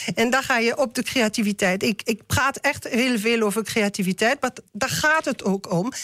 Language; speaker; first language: Dutch; non-native, learner; French